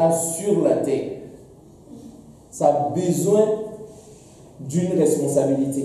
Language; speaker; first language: French; non-native, local second language; Dyula